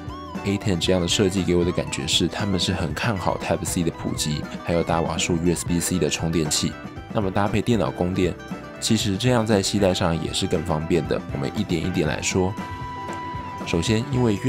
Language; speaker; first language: Chinese; native; Chinese